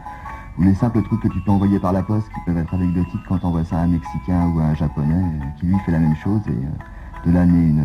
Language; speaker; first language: French; native; French